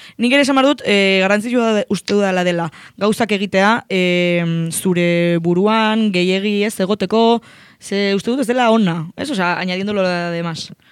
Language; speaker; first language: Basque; non-native, local second language; Spanish